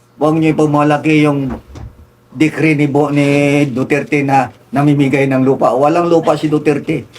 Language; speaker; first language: Filipino; non-native, local second language; Tausug